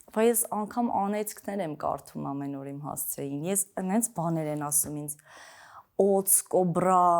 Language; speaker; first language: Armenian; early bilingual, other home language; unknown